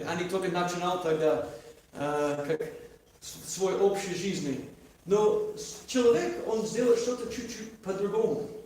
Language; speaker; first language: Russian; non-native, learner; English